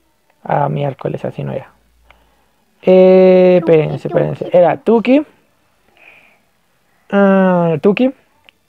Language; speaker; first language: Spanish; native; Spanish